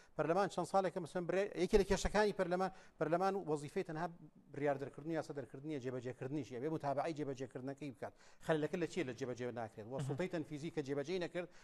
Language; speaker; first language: Central Kurdish; native; Central Kurdish